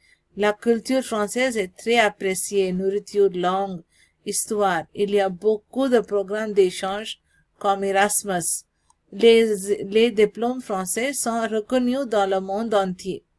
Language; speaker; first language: French; non-native, learner; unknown